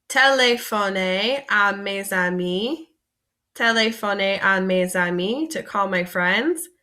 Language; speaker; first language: French; non-native, fluent; English